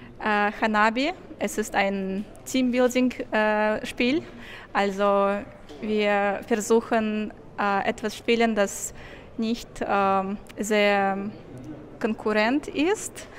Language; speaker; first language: German; non-native, learner; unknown